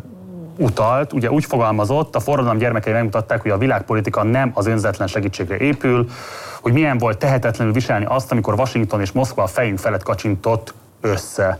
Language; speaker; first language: Hungarian; native; Hungarian